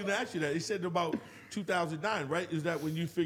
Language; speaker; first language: English; native; English